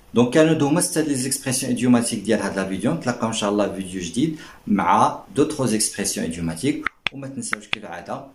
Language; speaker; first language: French; non-native, local second language; Arabic